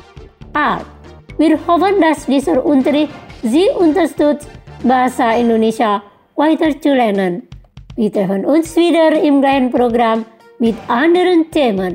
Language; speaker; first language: German; non-native, fluent; Indonesian